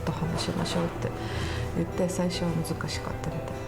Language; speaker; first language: Japanese; non-native, fluent; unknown